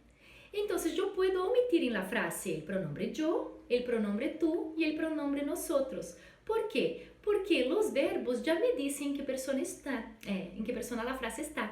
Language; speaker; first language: Spanish; non-native, fluent; Portuguese